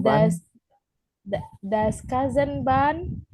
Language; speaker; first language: German; non-native, learner; Indonesian